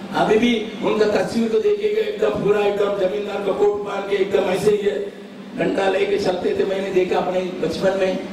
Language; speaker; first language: Hindi; non-native, local second language; Tamil